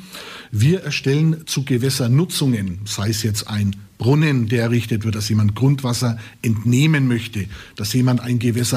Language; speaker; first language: German; native; German